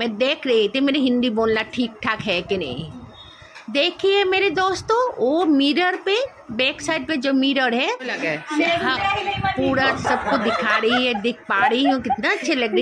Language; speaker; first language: Hindi; non-native, local second language; Assamese